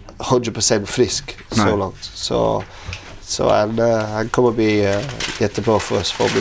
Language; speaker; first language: Swedish; non-native, learner; English